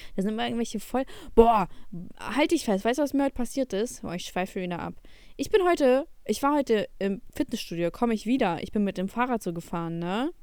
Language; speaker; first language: German; early bilingual, other home language; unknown